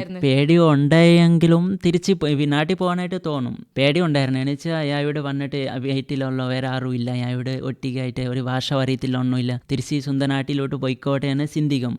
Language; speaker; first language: Malayalam; non-native, fluent; Assamese